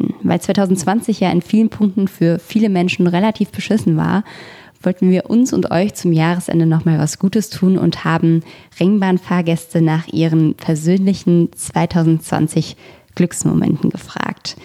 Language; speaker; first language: German; native; German